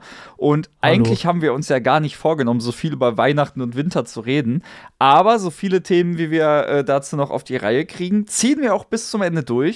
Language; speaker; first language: German; native; German